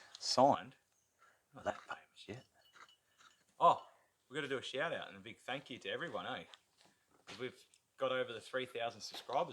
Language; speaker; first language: English; native; English